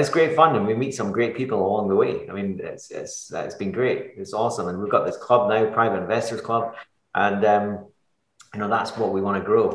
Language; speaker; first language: English; native; English